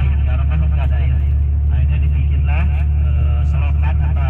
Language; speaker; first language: Indonesian; native; Indonesian